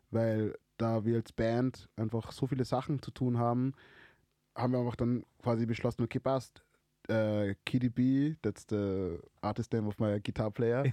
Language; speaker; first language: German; early bilingual, other home language; Swahili